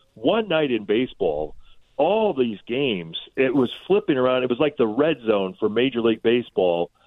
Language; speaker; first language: English; native; English